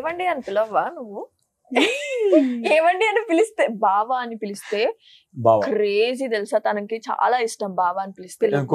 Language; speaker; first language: Telugu; native; Telugu